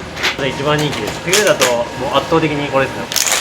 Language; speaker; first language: Japanese; native; Japanese